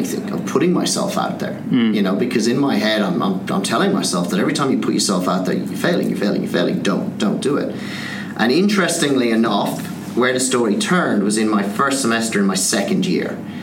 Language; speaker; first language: English; native; English